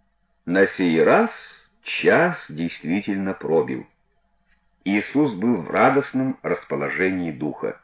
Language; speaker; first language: Russian; native; Russian